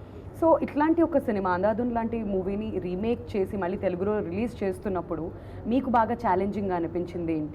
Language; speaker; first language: Telugu; native; Telugu